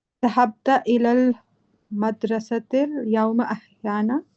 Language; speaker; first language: Arabic; non-native, learner; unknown